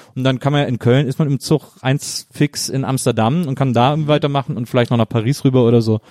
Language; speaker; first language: German; native; German